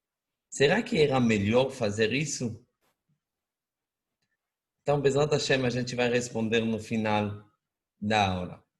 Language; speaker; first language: Portuguese; non-native, fluent; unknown